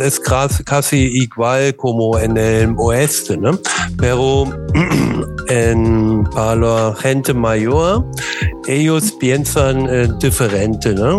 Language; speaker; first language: Spanish; non-native, learner; German